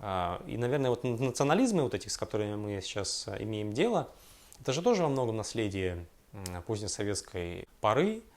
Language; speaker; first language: Russian; native; Russian